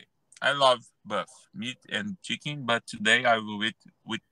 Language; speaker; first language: English; non-native, learner; Portuguese